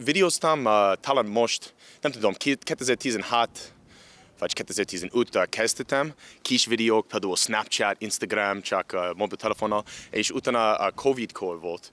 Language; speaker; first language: Hungarian; non-native, learner; English